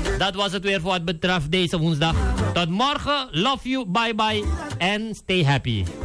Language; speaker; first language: Dutch; native; Dutch